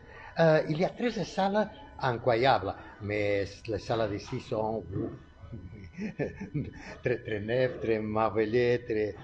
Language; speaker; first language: French; non-native, learner; Catalan